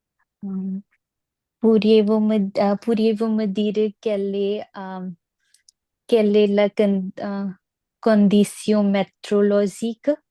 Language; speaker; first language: French; non-native, learner; Punjabi